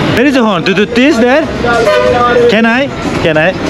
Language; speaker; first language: English; non-native, learner; Turkish